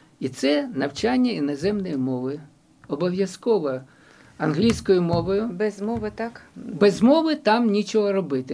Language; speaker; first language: Ukrainian; non-native, local second language; Russian